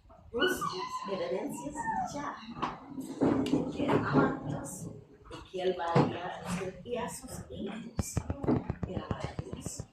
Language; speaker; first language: Spanish; non-native, fluent; English